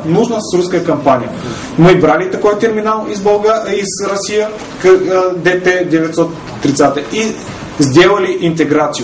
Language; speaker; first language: Russian; non-native, fluent; Bulgarian